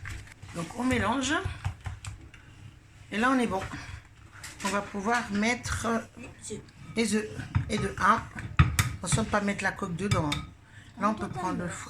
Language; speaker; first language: French; native; French